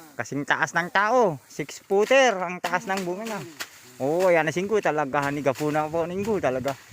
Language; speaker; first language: Filipino; non-native, local second language; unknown